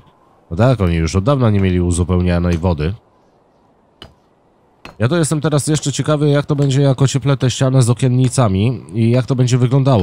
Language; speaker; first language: Polish; native; Polish